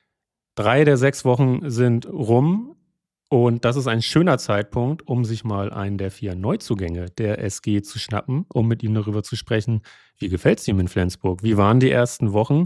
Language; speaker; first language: German; native; German